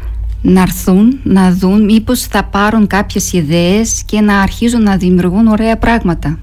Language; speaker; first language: Greek; non-native, fluent; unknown